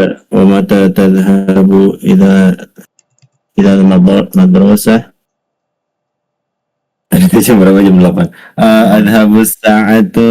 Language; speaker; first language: Arabic; non-native, learner; Indonesian